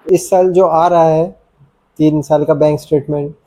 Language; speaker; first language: Hindi; non-native, local second language; Bangla